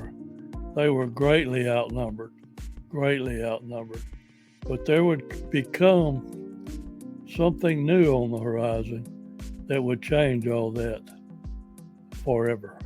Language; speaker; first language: English; native; English